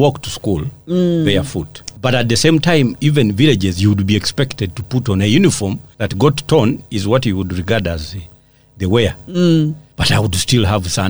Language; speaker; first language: English; non-native, local second language; Ganda